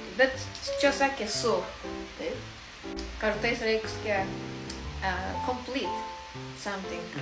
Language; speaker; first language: Lithuanian; non-native, learner; Japanese